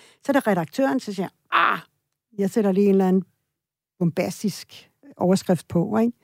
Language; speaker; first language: Danish; early bilingual, other home language; Swedish